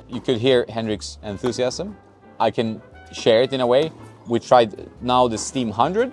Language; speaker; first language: English; non-native, fluent; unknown